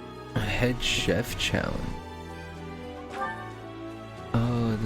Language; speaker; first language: English; native; English